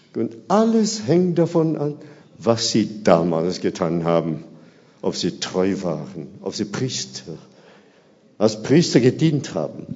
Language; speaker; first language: German; non-native, fluent; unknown